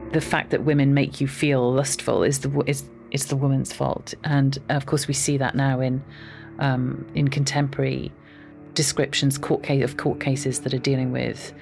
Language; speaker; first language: English; native; English